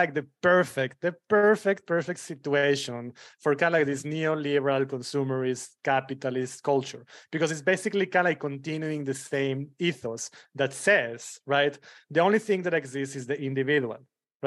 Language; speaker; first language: English; early bilingual, other home language; Spanish